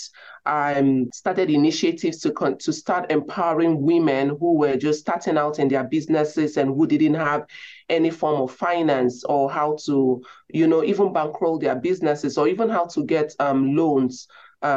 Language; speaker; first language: English; non-native, local second language; Igbo